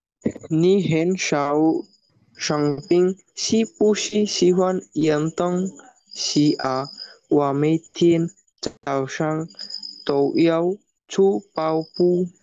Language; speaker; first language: Chinese; non-native, learner; Bangla